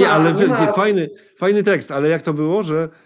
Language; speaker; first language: Polish; native; Polish